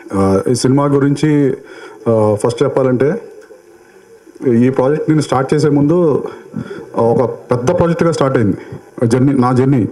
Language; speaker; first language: Telugu; native; Telugu